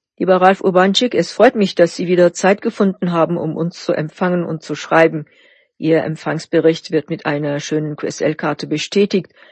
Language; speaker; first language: German; non-native, fluent; Turkish